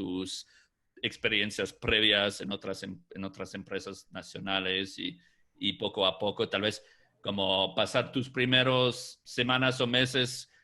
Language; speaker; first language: Spanish; non-native, fluent; English